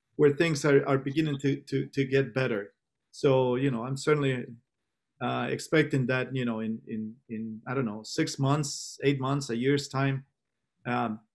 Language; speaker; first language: English; non-native, fluent; Spanish